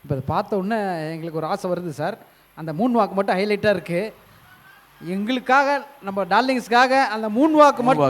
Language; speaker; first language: Tamil; native; Tamil